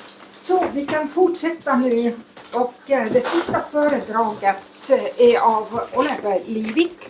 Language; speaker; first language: Swedish; non-native, fluent; Estonian